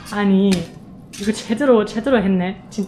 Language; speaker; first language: Korean; non-native, learner; German